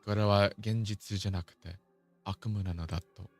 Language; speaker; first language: Japanese; non-native, learner; English